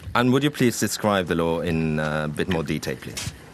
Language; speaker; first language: English; non-native, fluent; Norwegian